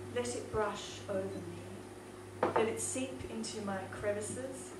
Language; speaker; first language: English; native; English